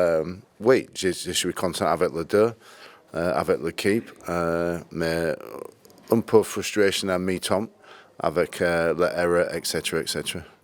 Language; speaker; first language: French; non-native, learner; English